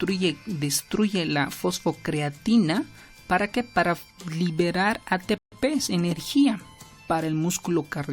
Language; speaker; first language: Spanish; native; Spanish